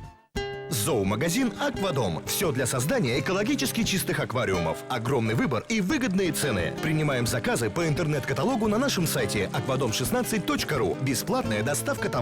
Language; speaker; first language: Russian; native; Russian